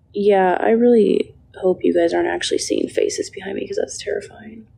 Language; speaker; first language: English; native; English